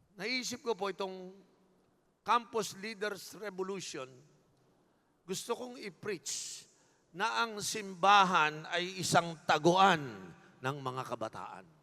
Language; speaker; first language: Filipino; native; Filipino